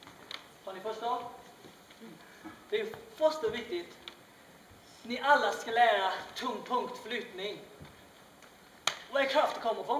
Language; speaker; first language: Swedish; non-native, learner; Chinese